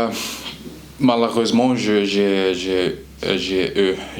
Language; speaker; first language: French; non-native, learner; Swedish